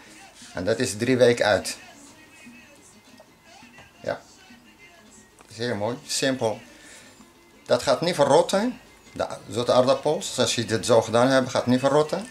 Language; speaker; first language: Dutch; non-native, learner; Arabic